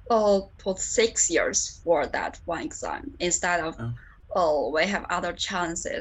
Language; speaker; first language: English; non-native, learner; Chinese